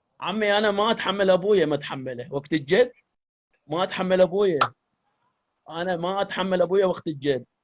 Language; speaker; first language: Arabic; native; Arabic